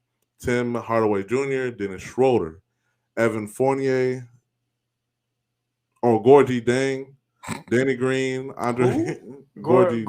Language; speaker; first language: English; native; English